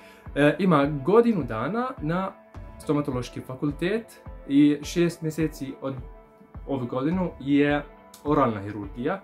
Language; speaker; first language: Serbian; non-native, learner; Arabic